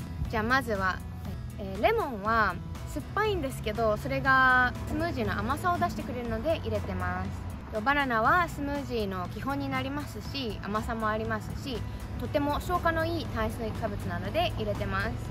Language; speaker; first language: Japanese; native; Japanese